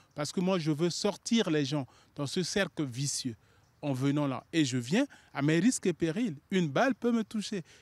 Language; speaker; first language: French; non-native, local second language; Sango